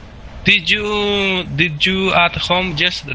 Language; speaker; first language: English; non-native, learner; Spanish